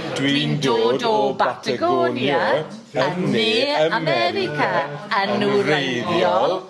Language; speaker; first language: Welsh; non-native, learner; English